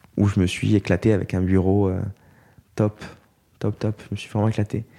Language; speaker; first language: French; native; French